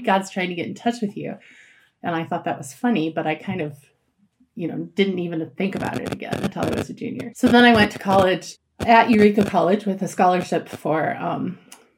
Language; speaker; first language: English; native; English